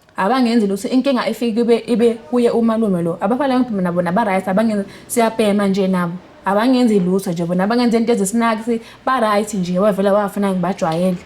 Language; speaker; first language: Zulu; native; Zulu